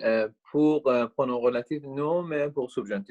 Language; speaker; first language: French; non-native, learner; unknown